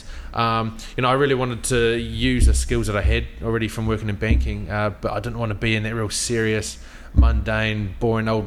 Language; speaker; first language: English; native; English